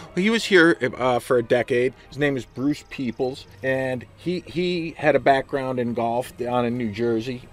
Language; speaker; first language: English; native; English